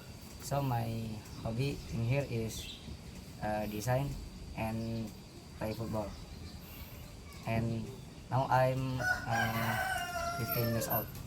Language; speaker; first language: English; non-native, learner; Indonesian